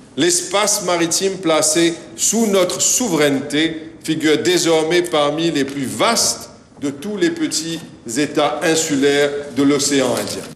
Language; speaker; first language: French; non-native, local second language; Morisyen